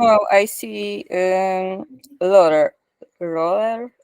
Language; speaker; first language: English; non-native, learner; Polish